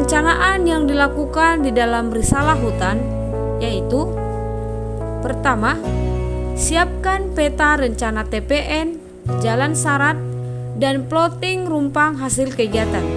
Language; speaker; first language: Indonesian; native; Indonesian